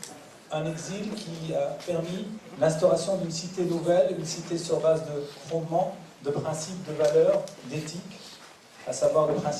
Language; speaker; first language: French; native; French